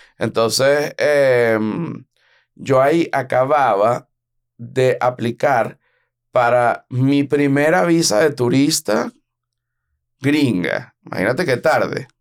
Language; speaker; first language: Spanish; native; Spanish